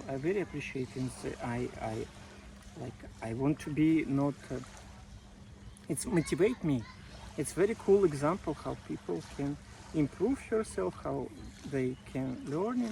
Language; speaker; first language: English; non-native, learner; Russian